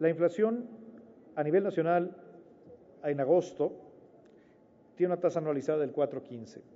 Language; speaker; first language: Spanish; native; Spanish